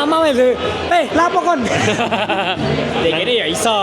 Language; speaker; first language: Indonesian; native; Indonesian